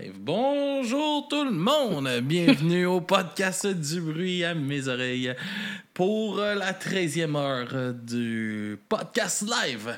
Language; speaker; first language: French; native; French